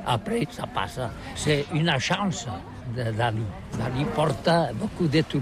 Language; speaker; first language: French; non-native, learner; Catalan